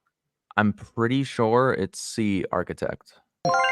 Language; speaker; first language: English; native; English